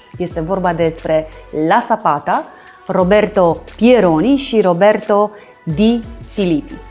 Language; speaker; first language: Romanian; native; Romanian